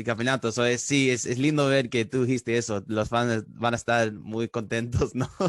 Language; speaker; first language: Spanish; early bilingual, heritage; Spanish